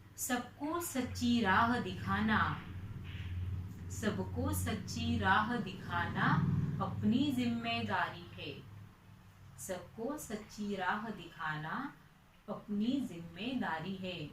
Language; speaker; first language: Hindi; non-native, local second language; Marathi